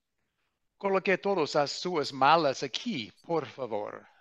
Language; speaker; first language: Portuguese; non-native, learner; English